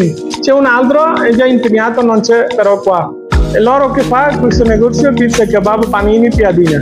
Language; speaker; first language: Italian; non-native, learner; Bangla